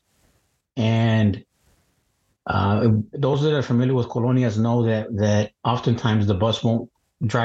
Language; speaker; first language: English; native; English